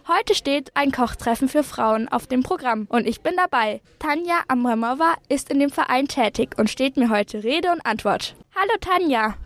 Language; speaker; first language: German; native; German